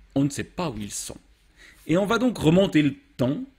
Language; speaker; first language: French; native; French